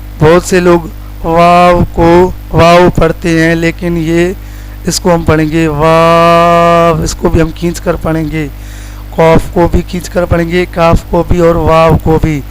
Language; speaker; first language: Urdu; non-native, local second language; Sindhi